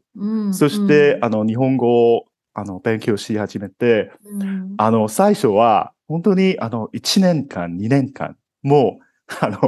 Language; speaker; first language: Japanese; non-native, fluent; Cantonese